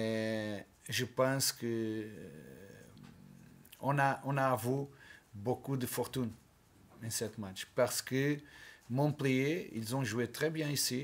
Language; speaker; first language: French; non-native, learner; Portuguese